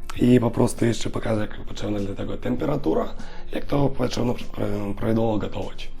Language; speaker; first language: Polish; non-native, learner; Russian